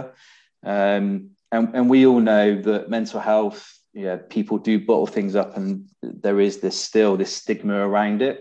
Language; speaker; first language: English; native; English